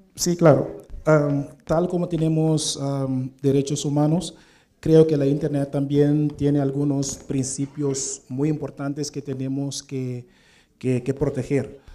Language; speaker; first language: Spanish; non-native, fluent; Papiamento